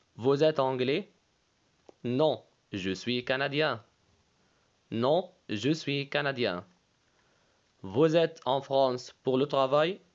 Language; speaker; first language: French; non-native, fluent; Arabic